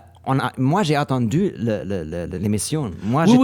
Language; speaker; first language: French; non-native, learner; German